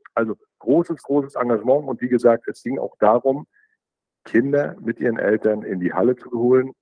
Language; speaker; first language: German; native; German